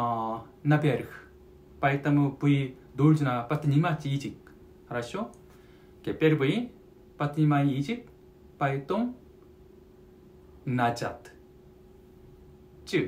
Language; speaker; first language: Russian; non-native, learner; Korean